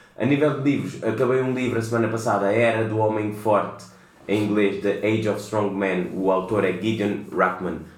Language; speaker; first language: Portuguese; native; Portuguese